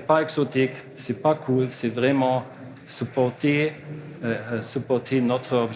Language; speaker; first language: French; non-native, learner; German